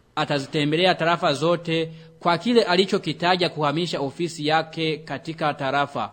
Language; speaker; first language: Swahili; non-native, local second language; Rundi